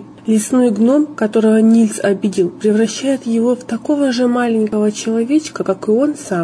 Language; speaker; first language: Russian; native; Russian